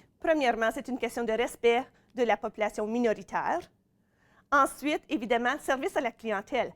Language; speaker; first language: French; native; French